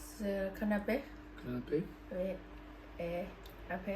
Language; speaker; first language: French; non-native, learner; Thai